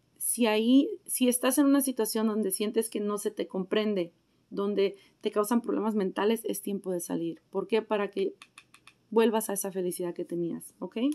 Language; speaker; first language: Spanish; early bilingual, heritage; Spanish